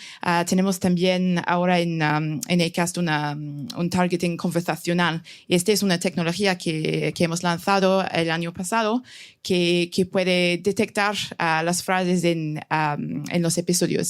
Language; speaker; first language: Spanish; non-native, fluent; English